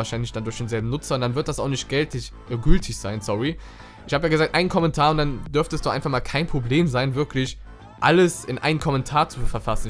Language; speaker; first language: German; native; German